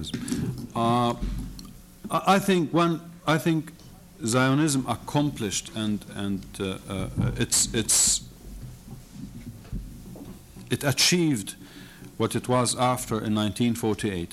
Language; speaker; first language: English; non-native, fluent; Arabic